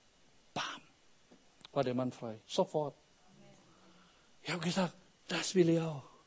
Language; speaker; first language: German; non-native, fluent; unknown